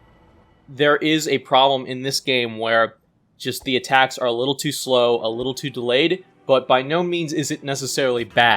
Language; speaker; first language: English; native; English